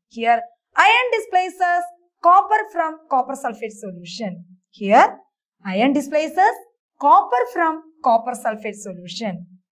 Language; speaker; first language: English; non-native, local second language; Malayalam